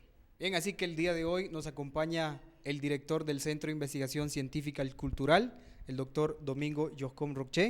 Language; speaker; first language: Spanish; native; Spanish